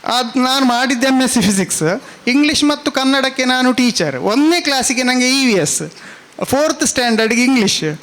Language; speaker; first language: Kannada; non-native, local second language; Tulu